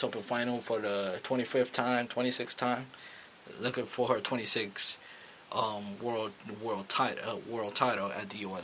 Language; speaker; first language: English; native; English